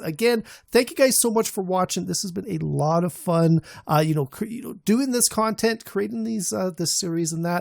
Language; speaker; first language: English; native; English